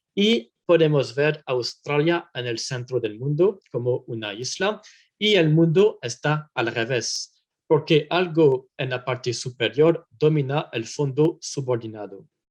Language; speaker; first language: Spanish; non-native, fluent; French